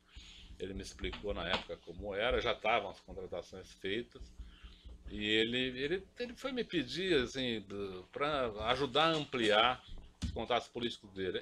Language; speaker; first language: Portuguese; native; Portuguese